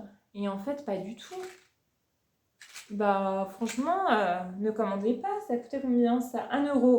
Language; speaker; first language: French; native; French